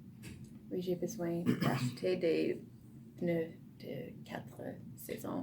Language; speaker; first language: French; non-native, learner; English